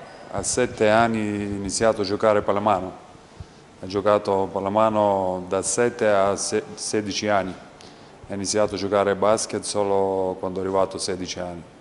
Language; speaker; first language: Italian; non-native, learner; Lithuanian